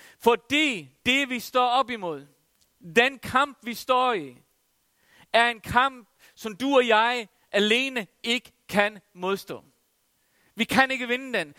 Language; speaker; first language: Danish; non-native, local second language; Faroese